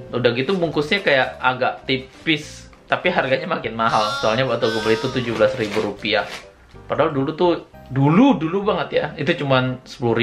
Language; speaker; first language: Indonesian; native; Indonesian